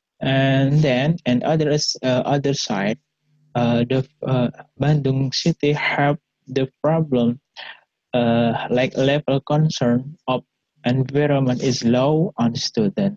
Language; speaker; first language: English; non-native, learner; Indonesian